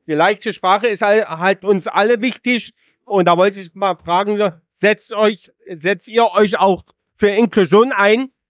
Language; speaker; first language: German; native; German